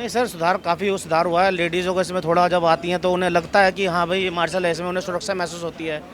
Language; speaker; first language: Hindi; native; Hindi